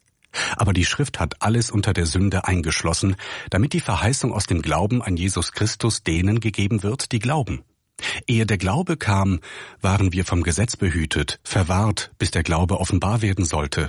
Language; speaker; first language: German; native; German